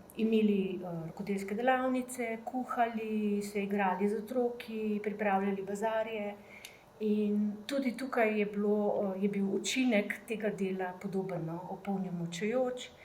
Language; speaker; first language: Slovenian; native; Slovenian